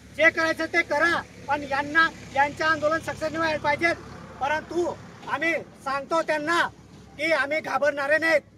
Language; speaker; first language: Marathi; non-native, local second language; Bhili